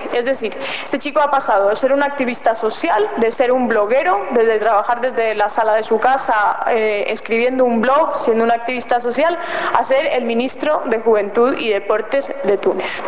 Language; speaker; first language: Spanish; native; Spanish